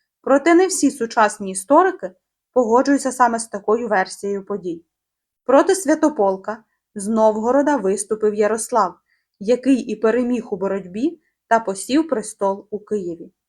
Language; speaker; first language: Ukrainian; native; Ukrainian